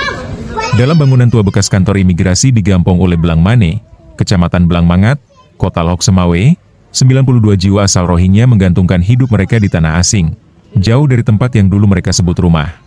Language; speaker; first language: Indonesian; native; Indonesian